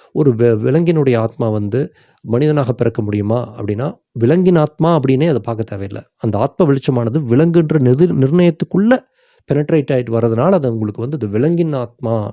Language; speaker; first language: Tamil; native; Tamil